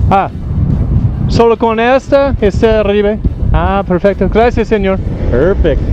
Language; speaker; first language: Spanish; non-native, learner; English